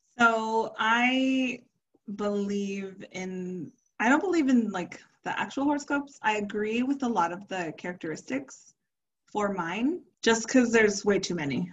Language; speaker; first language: English; early bilingual, other home language; Spanish